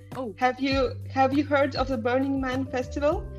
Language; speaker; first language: English; non-native, fluent; Estonian